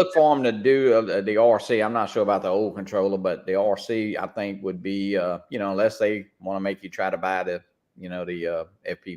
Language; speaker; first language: English; native; English